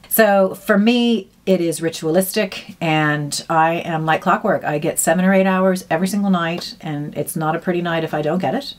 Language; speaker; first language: English; native; English